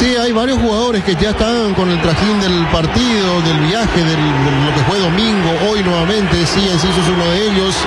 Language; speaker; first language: Spanish; native; Spanish